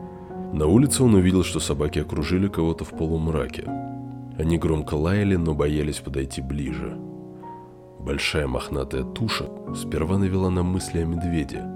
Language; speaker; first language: Russian; native; Russian